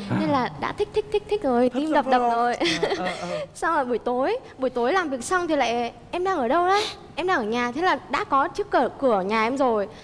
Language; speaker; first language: Vietnamese; native; Vietnamese